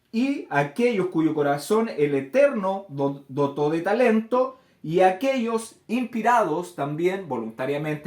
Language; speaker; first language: Spanish; native; Spanish